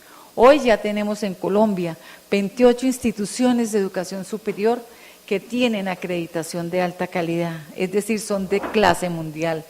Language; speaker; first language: Spanish; native; Spanish